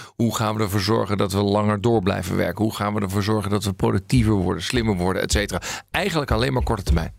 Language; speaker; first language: Dutch; native; Dutch